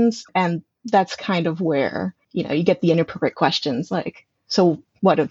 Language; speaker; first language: English; native; English